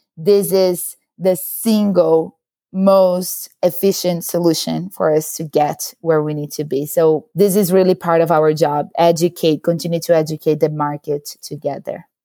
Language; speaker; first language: English; non-native, fluent; Portuguese